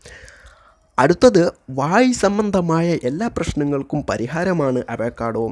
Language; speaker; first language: Malayalam; native; Malayalam